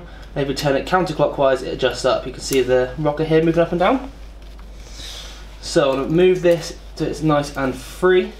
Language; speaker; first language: English; native; English